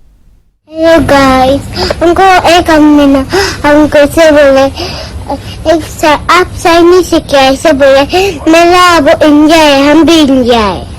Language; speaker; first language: Hindi; non-native, local second language; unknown